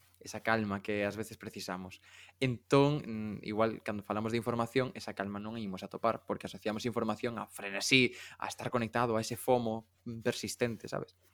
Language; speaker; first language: Galician; native; Galician